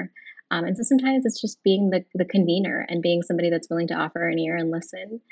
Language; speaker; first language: English; native; English